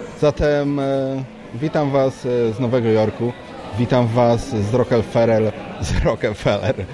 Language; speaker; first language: Polish; native; Polish